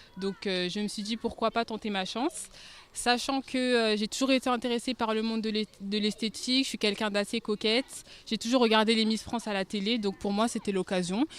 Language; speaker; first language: French; native; French